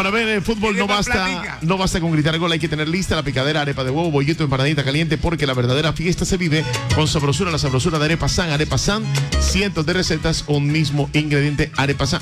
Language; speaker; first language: Spanish; native; Spanish